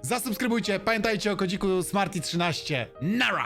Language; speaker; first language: Polish; native; Polish